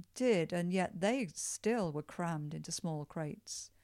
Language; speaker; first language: English; native; English